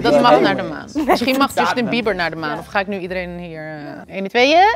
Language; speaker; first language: Dutch; native; Dutch